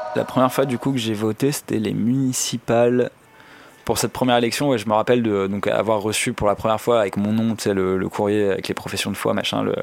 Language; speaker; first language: French; native; French